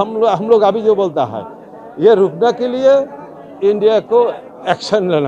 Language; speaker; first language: Hindi; non-native, learner; Bangla